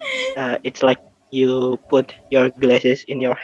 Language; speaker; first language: English; non-native, learner; Indonesian